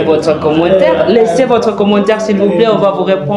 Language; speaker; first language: French; non-native, fluent; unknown